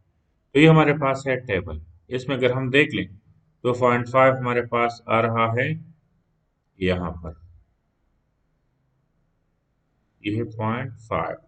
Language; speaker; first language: Hindi; non-native, local second language; Punjabi